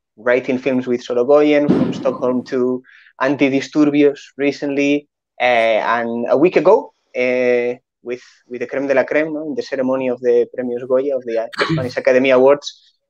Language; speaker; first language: English; non-native, fluent; Spanish